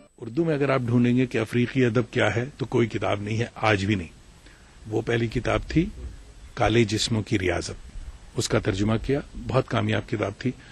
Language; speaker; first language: Urdu; native; Urdu